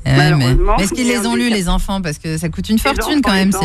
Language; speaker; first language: French; native; French